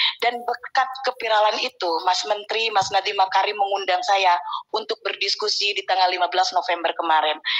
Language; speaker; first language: Indonesian; non-native, local second language; Sundanese